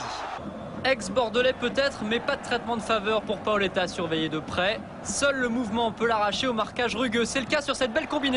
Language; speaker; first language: French; native; French